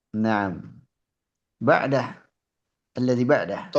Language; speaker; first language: Arabic; non-native, fluent; Indonesian